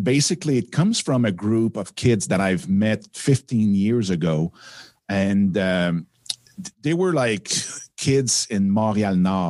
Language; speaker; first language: English; non-native, fluent; French